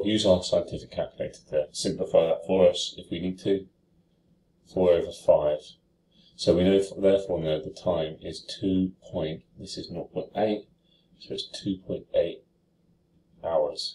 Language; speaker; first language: English; native; English